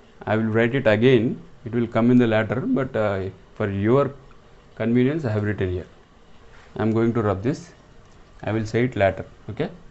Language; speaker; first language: English; non-native, local second language; Telugu